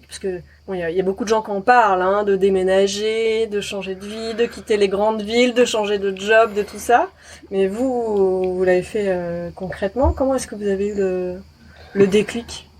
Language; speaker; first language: French; non-native, fluent; Dutch